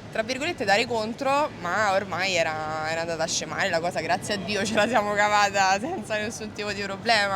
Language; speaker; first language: Italian; native; Italian